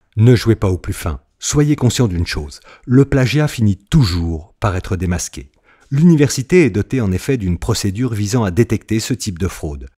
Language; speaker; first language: French; native; French